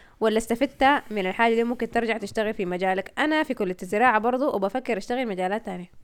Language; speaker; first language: Arabic; native; Arabic